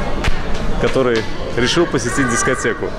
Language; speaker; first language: Russian; native; Russian